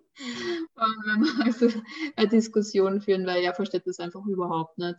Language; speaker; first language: German; early bilingual, other home language; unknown